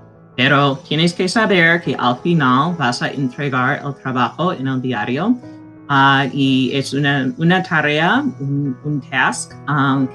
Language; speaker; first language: Spanish; non-native, fluent; English